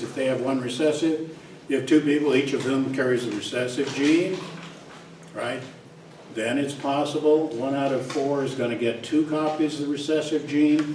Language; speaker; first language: English; native; English